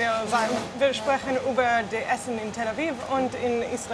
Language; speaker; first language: German; non-native, learner; Hebrew